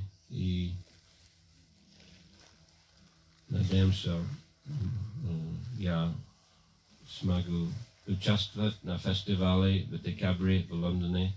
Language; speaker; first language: Russian; non-native, fluent; English